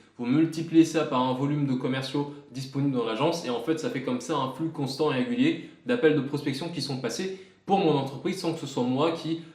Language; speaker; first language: French; native; French